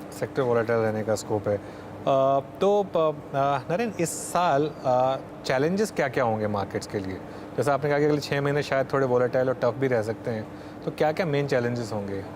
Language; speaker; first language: Hindi; native; Hindi